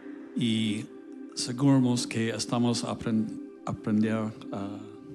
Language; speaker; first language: Spanish; non-native, learner; English